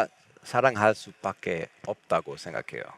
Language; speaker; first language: Korean; non-native, learner; English